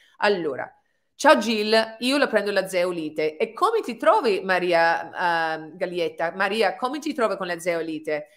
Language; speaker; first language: Italian; non-native, fluent; English